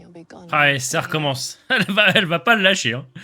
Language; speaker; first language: French; native; French